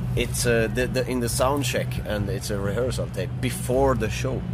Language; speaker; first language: English; non-native, fluent; Swedish